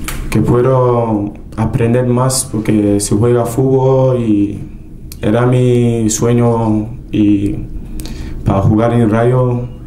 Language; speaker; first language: Spanish; non-native, learner; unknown